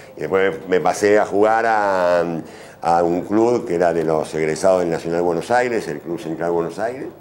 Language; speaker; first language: Spanish; native; Spanish